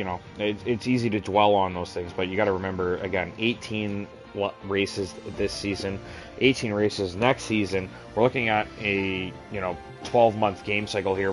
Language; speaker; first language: English; native; English